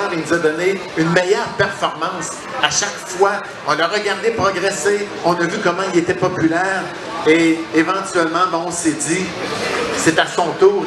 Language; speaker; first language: French; native; French